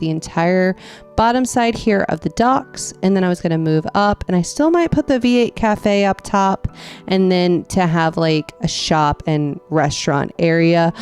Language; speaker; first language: English; native; English